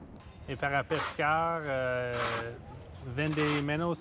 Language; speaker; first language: Spanish; non-native, learner; English